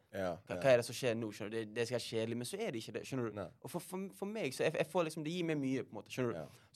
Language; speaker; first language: Norwegian; early bilingual, other home language; Sinhala